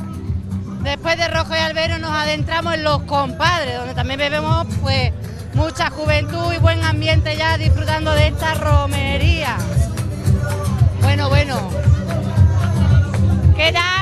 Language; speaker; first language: Spanish; native; Spanish